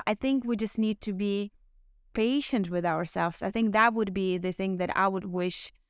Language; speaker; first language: English; non-native, fluent; Ukrainian